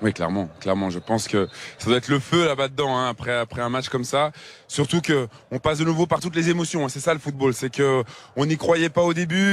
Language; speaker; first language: French; native; French